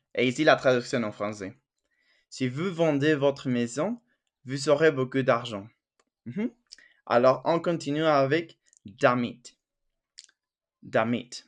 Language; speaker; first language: French; non-native, fluent; Spanish